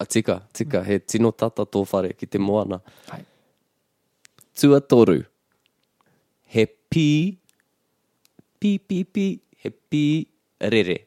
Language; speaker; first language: Māori; non-native, local second language; English